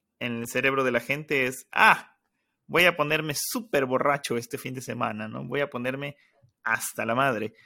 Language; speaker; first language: Spanish; native; Spanish